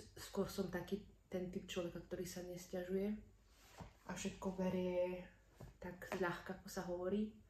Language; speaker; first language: Slovak; early bilingual, other home language; Amharic